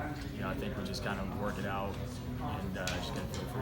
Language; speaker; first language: English; native; English